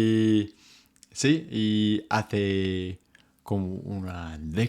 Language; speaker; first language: Spanish; non-native, fluent; English